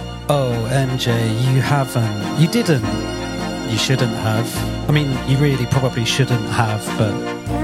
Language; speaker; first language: English; native; English